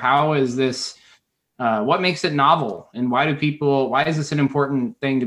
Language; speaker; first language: English; native; English